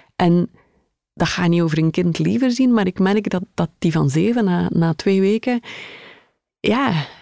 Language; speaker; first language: Dutch; native; Dutch